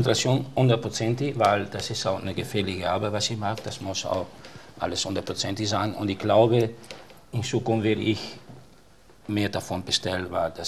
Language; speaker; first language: German; non-native, fluent; Italian